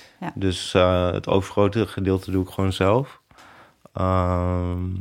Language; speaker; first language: Dutch; native; Dutch